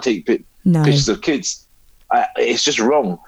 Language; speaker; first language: English; native; English